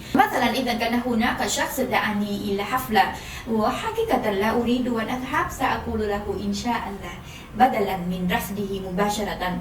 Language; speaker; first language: Arabic; non-native, fluent; Vietnamese